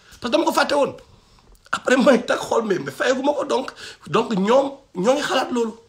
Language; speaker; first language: Wolof; non-native, local second language; Fula